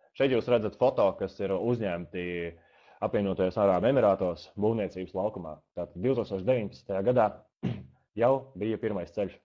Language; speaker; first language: Latvian; native; Latvian